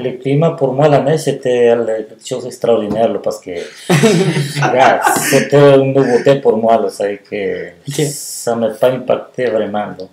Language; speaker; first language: French; non-native, fluent; Spanish